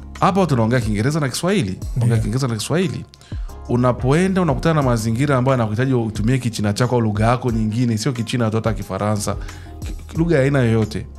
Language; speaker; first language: Swahili; native; Swahili